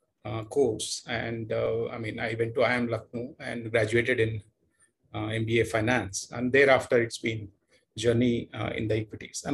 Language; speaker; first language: English; non-native, local second language; Kannada